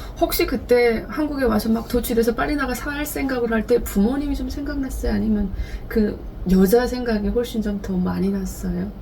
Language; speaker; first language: Korean; native; Korean